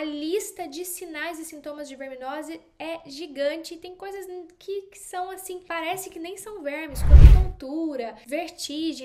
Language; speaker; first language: Portuguese; native; Portuguese